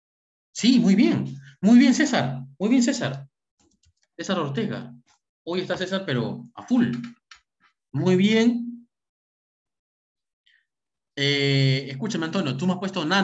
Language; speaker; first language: Spanish; native; Spanish